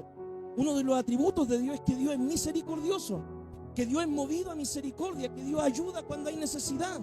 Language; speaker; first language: Spanish; native; Spanish